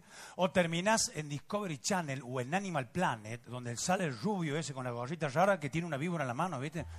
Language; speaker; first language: Spanish; native; Spanish